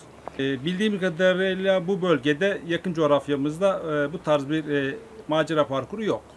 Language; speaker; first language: Turkish; native; Turkish